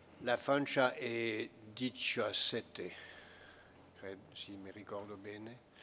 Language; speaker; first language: Italian; non-native, fluent; French